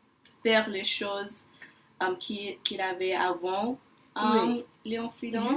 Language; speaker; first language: French; non-native, learner; English